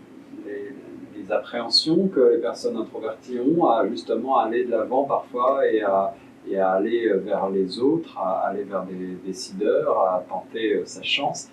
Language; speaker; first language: French; native; French